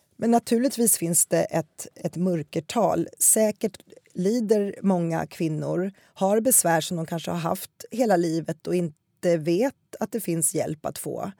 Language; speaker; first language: Swedish; native; Swedish